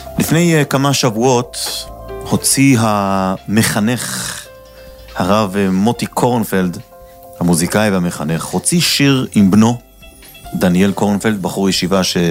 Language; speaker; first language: Hebrew; native; Hebrew